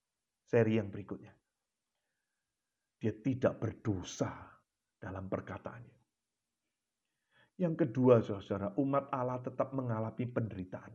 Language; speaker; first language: Indonesian; native; Indonesian